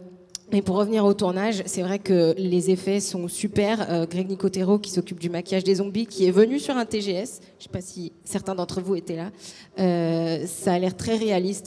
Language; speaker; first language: French; native; French